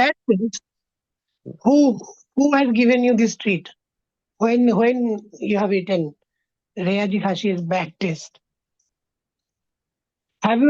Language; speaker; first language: English; non-native, fluent; Bangla